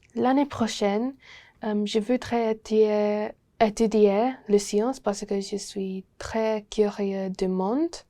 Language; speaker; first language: French; non-native, learner; English